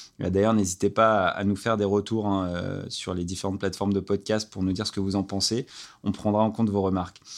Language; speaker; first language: French; native; French